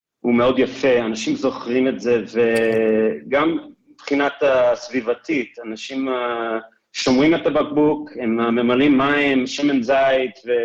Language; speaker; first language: Hebrew; non-native, fluent; English